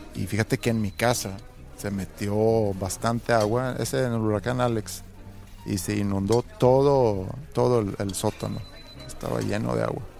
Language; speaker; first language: Spanish; non-native, fluent; Swedish